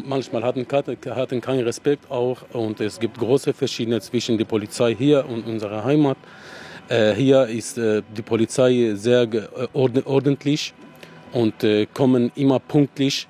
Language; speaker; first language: German; non-native, learner; Arabic